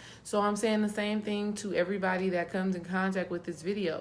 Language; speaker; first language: English; native; English